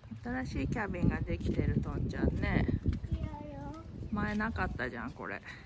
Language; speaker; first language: Japanese; native; Japanese